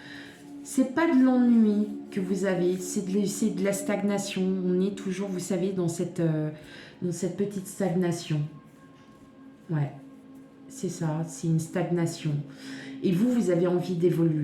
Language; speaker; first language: French; native; French